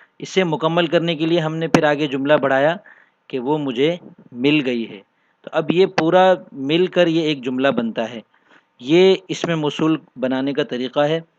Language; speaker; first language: Urdu; native; Urdu